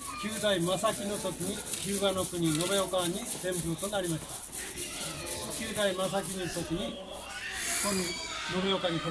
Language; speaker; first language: Japanese; native; Japanese